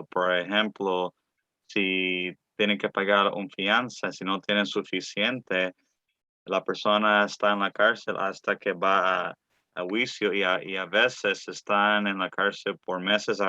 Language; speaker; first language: Spanish; early bilingual, heritage; Spanish